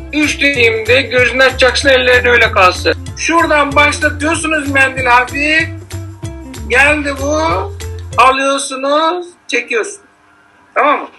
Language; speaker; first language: Turkish; native; Turkish